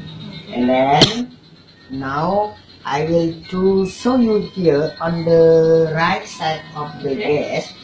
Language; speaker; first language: English; non-native, learner; Indonesian